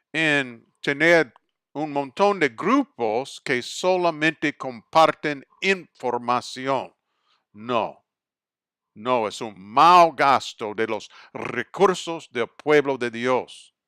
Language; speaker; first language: Spanish; non-native, fluent; English